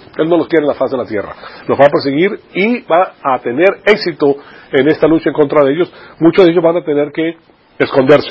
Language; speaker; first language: Spanish; native; Spanish